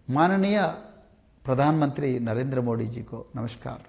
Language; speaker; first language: Hindi; non-native, local second language; Telugu